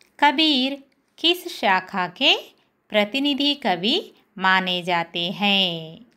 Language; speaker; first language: Hindi; non-native, local second language; Telugu